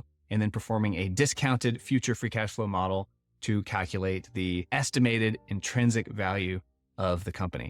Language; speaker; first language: English; native; English